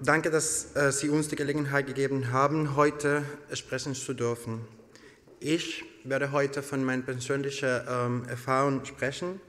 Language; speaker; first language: German; non-native, learner; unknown